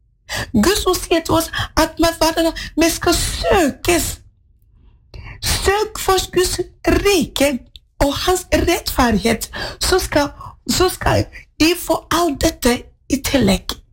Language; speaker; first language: Swedish; non-native, learner; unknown